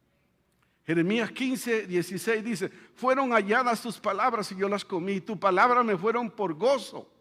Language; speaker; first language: Spanish; native; Spanish